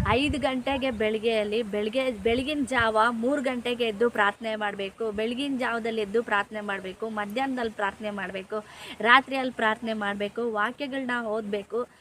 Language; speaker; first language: Kannada; non-native, local second language; Telugu